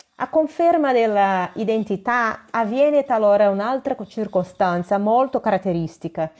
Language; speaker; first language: Italian; non-native, fluent; Portuguese